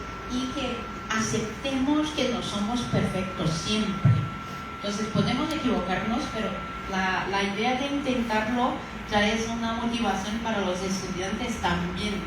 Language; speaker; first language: Spanish; non-native, fluent; Portuguese